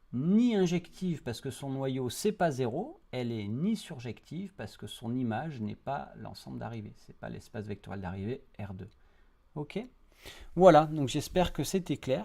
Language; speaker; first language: French; native; French